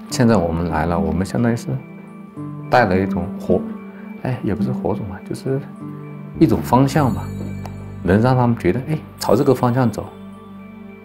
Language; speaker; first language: Chinese; native; Chinese